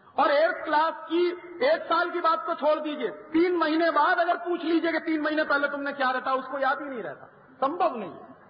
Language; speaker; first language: Hindi; native; Hindi